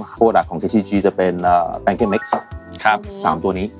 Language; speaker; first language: Thai; non-native, fluent; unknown